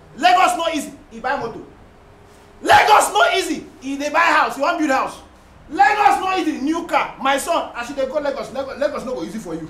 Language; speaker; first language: Nigerian Pidgin; non-native, local second language; Hausa